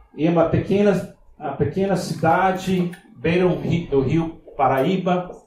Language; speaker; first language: Portuguese; non-native, fluent; English